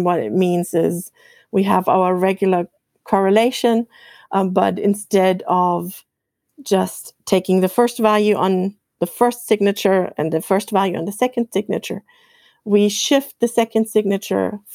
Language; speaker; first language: English; non-native, fluent; German